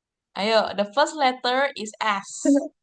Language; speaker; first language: English; non-native, fluent; Indonesian